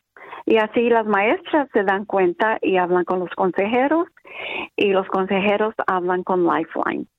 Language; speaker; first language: Spanish; early bilingual, other home language; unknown